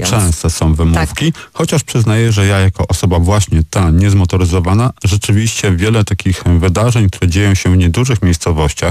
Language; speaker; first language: Polish; native; Polish